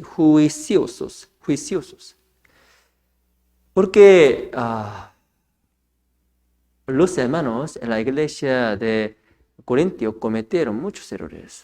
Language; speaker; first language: Spanish; non-native, fluent; Korean